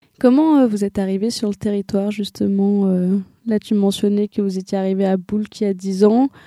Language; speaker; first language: French; native; French